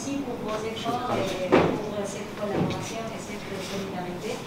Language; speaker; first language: French; non-native, fluent; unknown